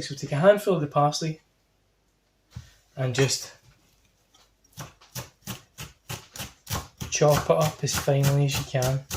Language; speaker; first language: English; native; English